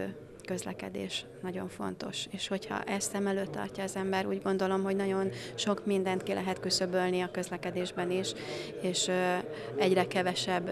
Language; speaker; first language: Hungarian; native; Hungarian